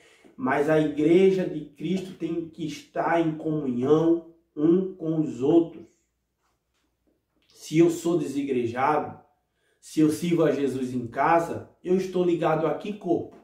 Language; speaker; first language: Portuguese; native; Portuguese